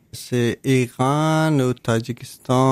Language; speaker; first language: French; non-native, learner; Persian